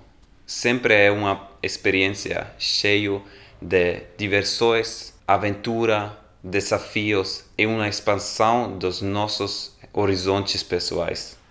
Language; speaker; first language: Portuguese; non-native, learner; German